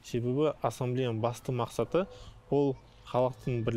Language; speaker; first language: Kazakh; non-native, local second language; Kurdish